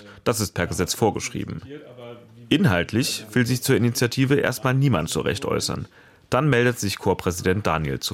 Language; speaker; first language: German; native; German